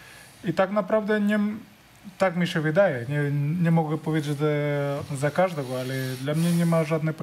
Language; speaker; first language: Polish; non-native, fluent; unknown